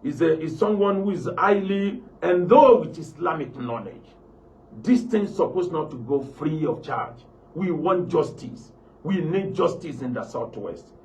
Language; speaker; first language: English; non-native, local second language; Yoruba